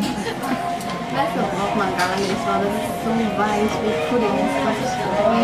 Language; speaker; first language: German; non-native, fluent; Chinese